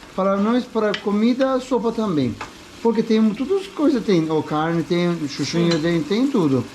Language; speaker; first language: Portuguese; non-native, learner; Turkish